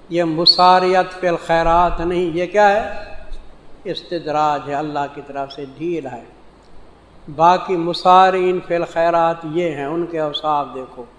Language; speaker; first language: Urdu; non-native, local second language; Saraiki